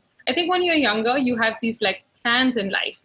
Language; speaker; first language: English; non-native, local second language; Hindi